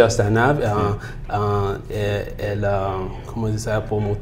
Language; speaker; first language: French; early bilingual, heritage; French